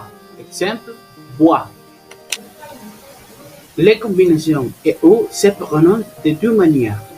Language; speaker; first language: French; non-native, learner; Spanish